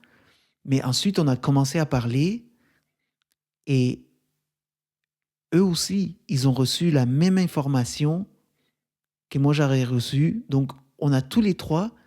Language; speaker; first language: French; native; French